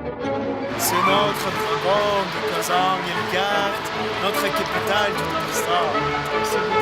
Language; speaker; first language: French; non-native, fluent; Russian